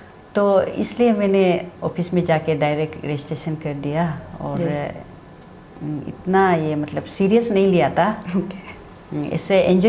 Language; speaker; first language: Hindi; non-native, local second language; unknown